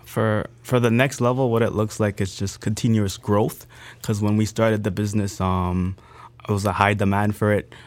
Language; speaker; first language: English; native; English